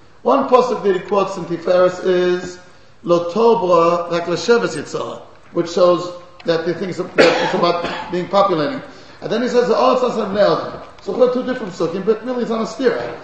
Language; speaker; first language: English; native; English